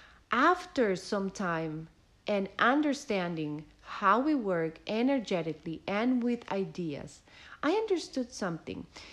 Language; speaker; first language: English; non-native, fluent; Spanish